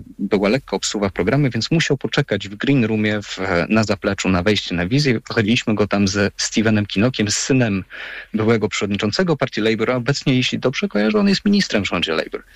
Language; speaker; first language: Polish; native; Polish